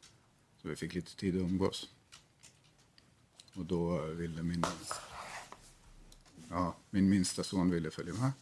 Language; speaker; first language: Swedish; native; Swedish